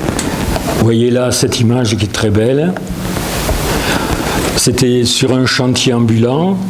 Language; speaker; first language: French; native; French